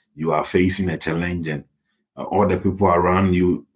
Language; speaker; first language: English; non-native, local second language; Akan